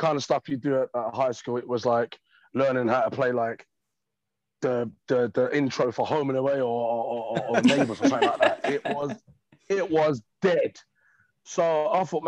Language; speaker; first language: English; native; English